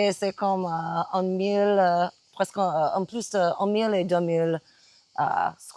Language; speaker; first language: French; non-native, fluent; English